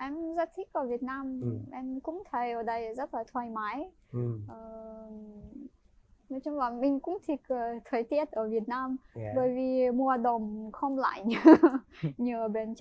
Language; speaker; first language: Vietnamese; non-native, fluent; Ukrainian